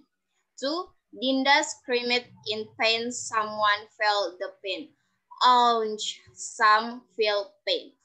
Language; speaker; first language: English; non-native, learner; Indonesian